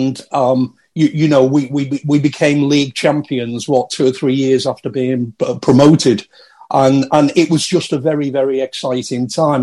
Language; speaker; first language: English; native; English